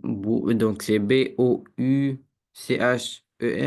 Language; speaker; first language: French; non-native, learner; Romanian